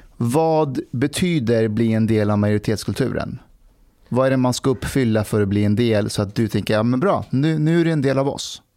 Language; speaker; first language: Swedish; early bilingual, other home language; Persian